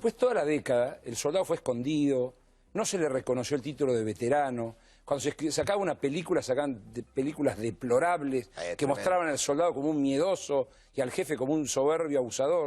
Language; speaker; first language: Spanish; native; Spanish